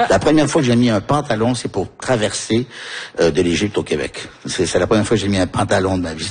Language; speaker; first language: French; native; French